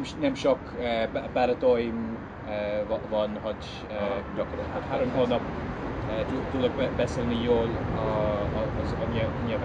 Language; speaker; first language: Hungarian; non-native, learner; English